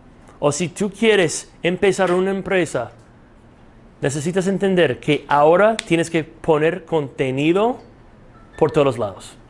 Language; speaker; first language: Spanish; non-native, fluent; English